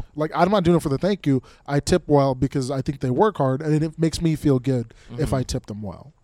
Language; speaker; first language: English; native; English